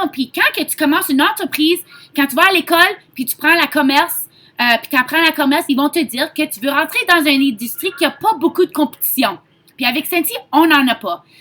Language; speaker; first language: French; native; French